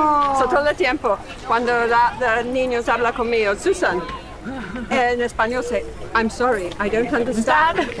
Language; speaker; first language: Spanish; non-native, learner; English